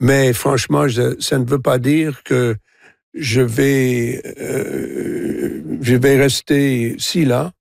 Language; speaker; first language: French; non-native, local second language; English